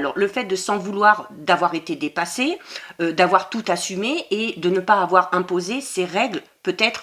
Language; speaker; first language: French; native; French